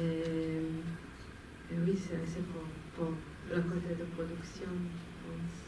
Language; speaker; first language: French; non-native, fluent; Hebrew